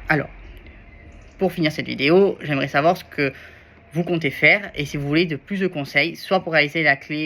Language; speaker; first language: French; native; French